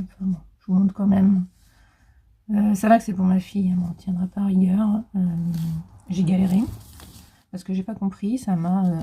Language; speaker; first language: French; native; French